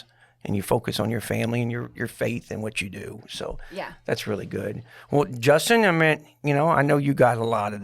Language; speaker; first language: English; native; English